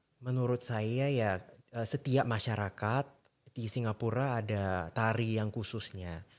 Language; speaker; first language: Indonesian; non-native, fluent; English